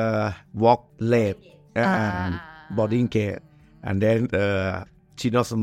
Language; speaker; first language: English; non-native, learner; Thai